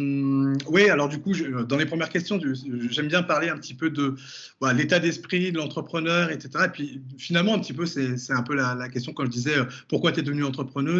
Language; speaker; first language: French; native; French